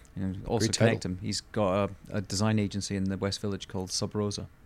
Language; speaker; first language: English; native; English